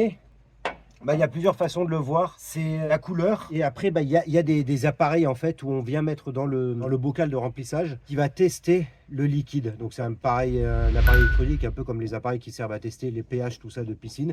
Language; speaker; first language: French; native; French